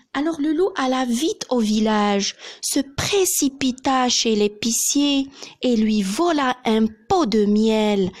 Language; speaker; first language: French; non-native, local second language; Arabic